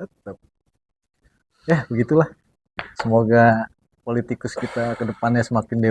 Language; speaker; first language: Indonesian; native; Indonesian